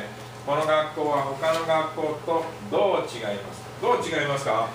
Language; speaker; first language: Japanese; non-native, fluent; English